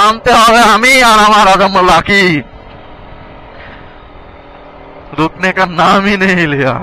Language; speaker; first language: Hindi; non-native, local second language; Bangla